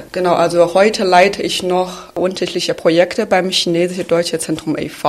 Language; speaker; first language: German; non-native, fluent; Chinese